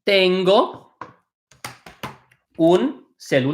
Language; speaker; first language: Spanish; non-native, fluent; English